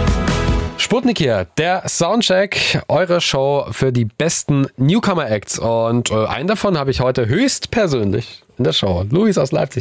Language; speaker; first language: German; native; German